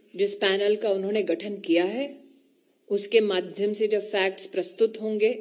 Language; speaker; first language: Hindi; native; Hindi